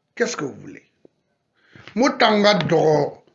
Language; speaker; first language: French; non-native, local second language; Susu